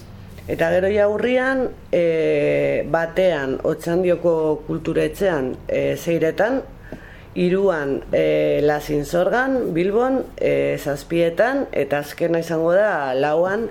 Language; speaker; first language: Basque; non-native, local second language; Spanish